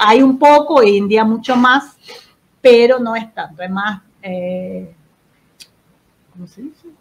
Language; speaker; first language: Spanish; non-native, fluent; Portuguese